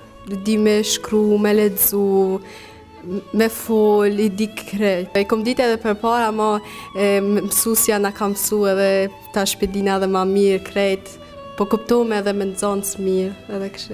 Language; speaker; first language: Albanian; early bilingual, other home language; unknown